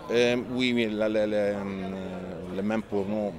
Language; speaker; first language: French; non-native, fluent; Italian